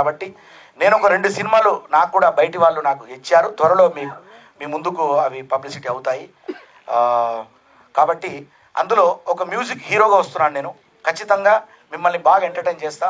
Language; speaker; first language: Telugu; native; Telugu